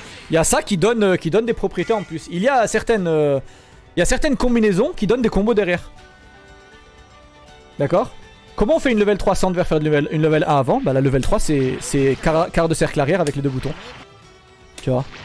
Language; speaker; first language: French; native; French